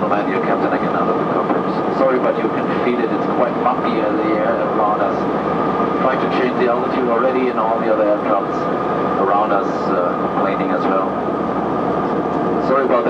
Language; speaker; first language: English; non-native, fluent; German